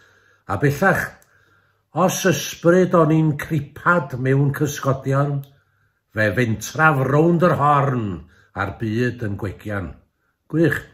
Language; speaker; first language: Welsh; native; Welsh